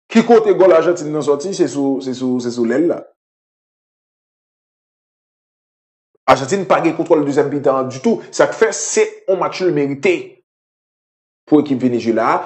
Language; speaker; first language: French; non-native, local second language; Haitian Creole